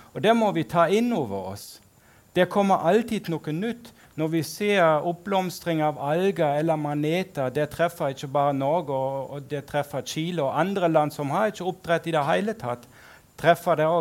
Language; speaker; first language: Norwegian; non-native, fluent; German